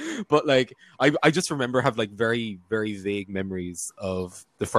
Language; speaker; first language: English; native; English